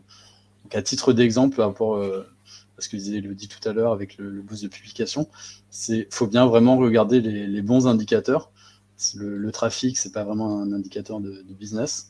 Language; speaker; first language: French; native; French